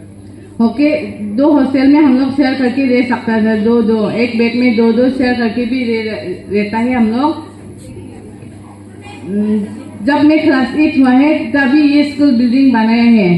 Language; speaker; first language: Hindi; non-native, local second language; Garo